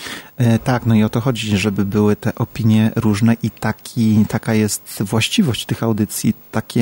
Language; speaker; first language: Polish; native; Polish